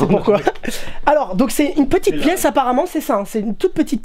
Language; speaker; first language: French; native; French